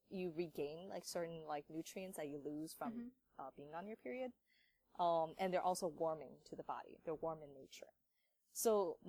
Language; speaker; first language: English; native; English